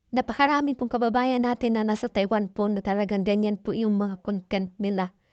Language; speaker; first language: Filipino; non-native, local second language; Cebuano